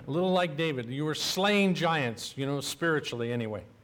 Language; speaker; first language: English; native; English